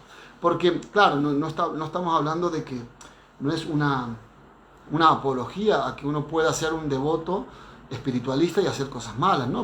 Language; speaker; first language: Spanish; native; Spanish